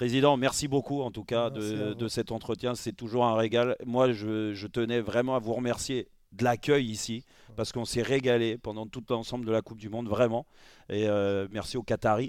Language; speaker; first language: French; native; French